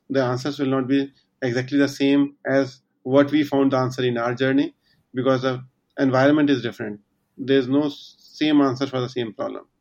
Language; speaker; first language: English; non-native, local second language; Hindi